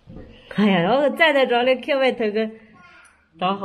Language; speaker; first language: Chinese; native; Chinese